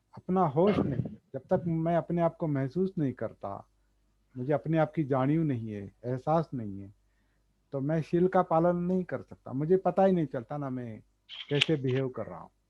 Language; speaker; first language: Hindi; non-native, local second language; Marathi